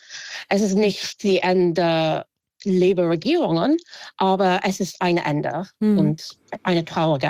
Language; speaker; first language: German; non-native, fluent; English